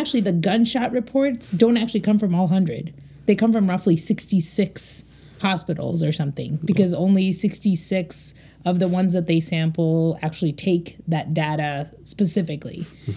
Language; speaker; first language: English; native; English